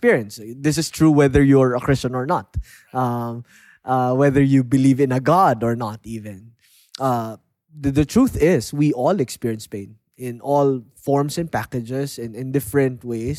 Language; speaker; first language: English; non-native, local second language; Filipino